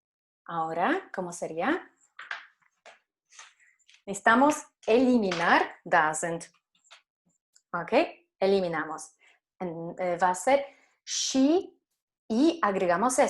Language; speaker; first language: Spanish; non-native, fluent; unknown